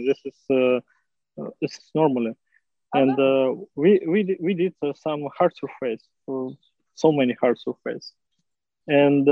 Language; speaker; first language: English; non-native, learner; Russian